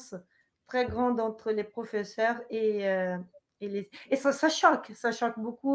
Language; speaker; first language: French; non-native, fluent; Portuguese